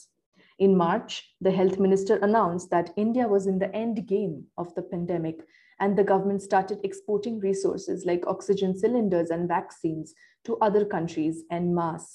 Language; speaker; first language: English; non-native, local second language; Bangla